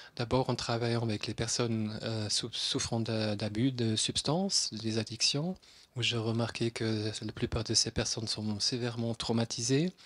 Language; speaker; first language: French; non-native, fluent; German